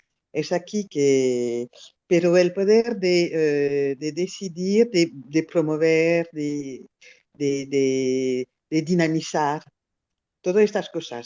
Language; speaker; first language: Spanish; non-native, fluent; French